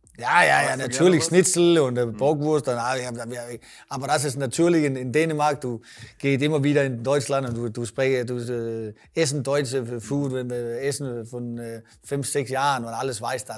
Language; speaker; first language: German; non-native, learner; Danish